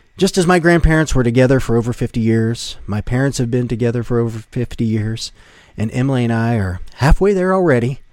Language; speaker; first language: English; native; English